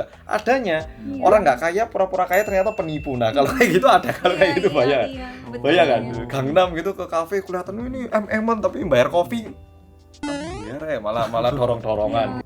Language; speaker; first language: Indonesian; early bilingual, other home language; Korean